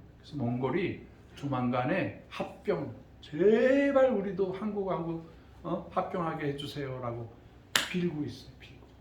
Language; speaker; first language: Korean; native; Korean